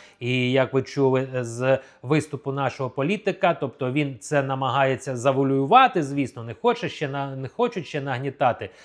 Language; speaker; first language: Ukrainian; native; Ukrainian